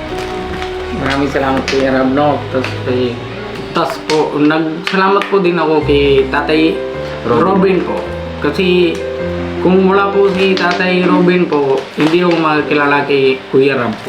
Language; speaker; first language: Filipino; non-native, learner; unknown